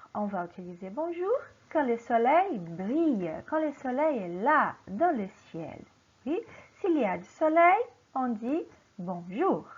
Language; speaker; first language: French; non-native, fluent; Portuguese